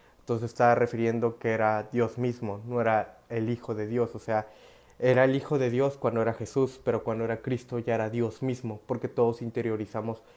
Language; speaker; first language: Spanish; native; Spanish